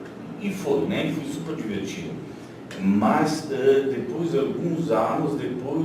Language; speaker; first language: Portuguese; non-native, fluent; Slovenian